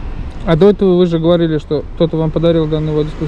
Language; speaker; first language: Russian; native; Russian